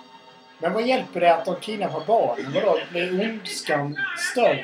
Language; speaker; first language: Swedish; native; Swedish